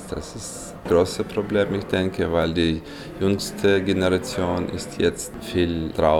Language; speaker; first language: German; non-native, fluent; Ukrainian